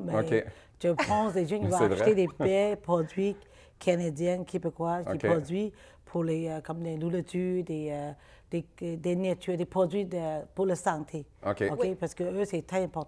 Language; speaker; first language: French; non-native, learner; Chinese